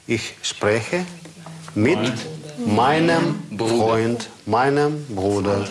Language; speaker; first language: German; non-native, fluent; Russian